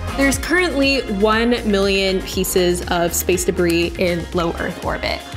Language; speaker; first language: English; native; English